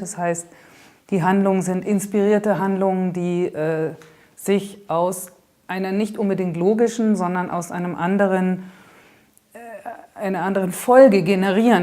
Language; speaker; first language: German; native; German